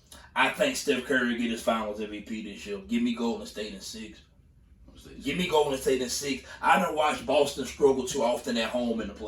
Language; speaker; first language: English; native; English